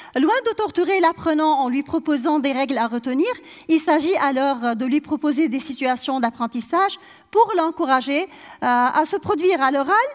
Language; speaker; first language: French; non-native, local second language; Arabic